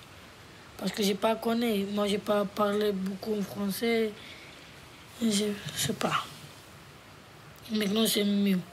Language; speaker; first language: French; non-native, learner; Romanian